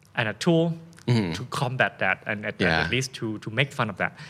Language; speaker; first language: English; non-native, fluent; Thai